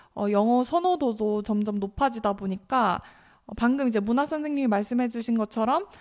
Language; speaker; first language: Korean; native; Korean